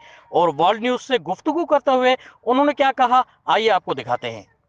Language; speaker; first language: Urdu; native; Urdu